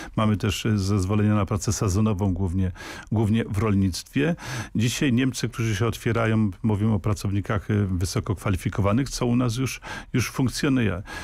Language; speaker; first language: Polish; native; Polish